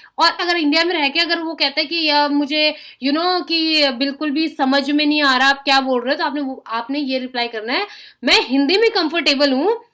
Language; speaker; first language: Hindi; native; Hindi